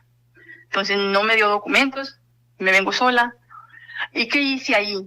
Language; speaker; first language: Spanish; native; Spanish